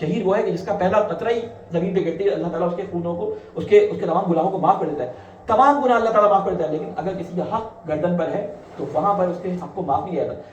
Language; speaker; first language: Urdu; native; Urdu